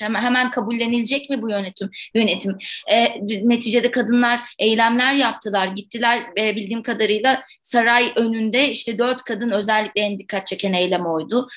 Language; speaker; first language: Turkish; native; Turkish